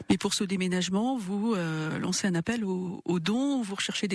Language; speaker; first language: French; native; French